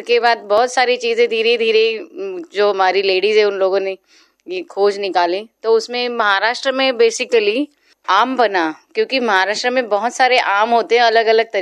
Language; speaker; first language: Hindi; non-native, local second language; Marathi